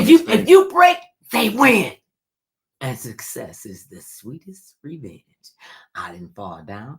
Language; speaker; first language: English; native; English